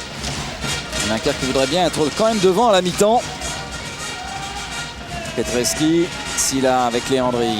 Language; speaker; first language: French; native; French